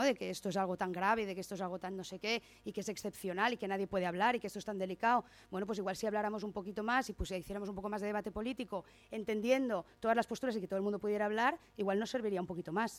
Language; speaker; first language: Spanish; native; Spanish